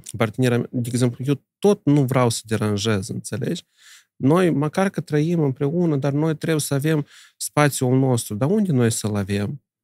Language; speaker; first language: Romanian; native; Romanian